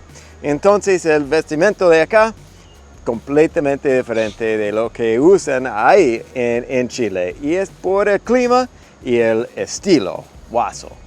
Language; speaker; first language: Spanish; non-native, fluent; English